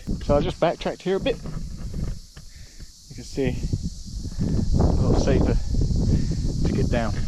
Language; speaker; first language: English; native; English